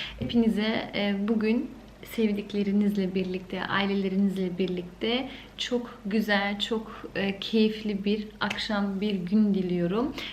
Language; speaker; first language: Turkish; early bilingual, heritage; Turkish